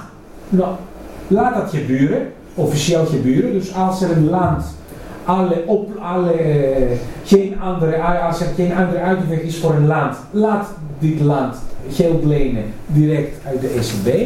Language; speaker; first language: Dutch; non-native, fluent; Greek